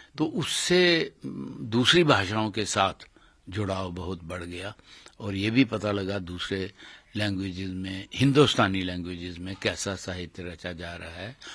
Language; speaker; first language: Hindi; non-native, local second language; Dogri